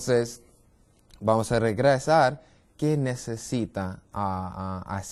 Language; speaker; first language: Spanish; non-native, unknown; English